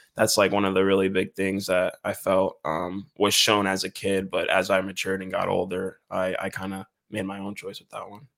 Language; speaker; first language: English; native; English